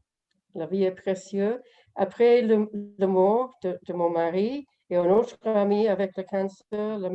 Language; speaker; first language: French; non-native, learner; English